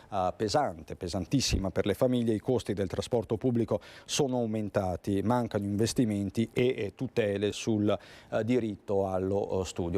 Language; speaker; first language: Italian; native; Italian